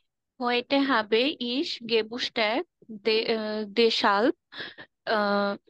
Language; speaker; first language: German; non-native, learner; Bangla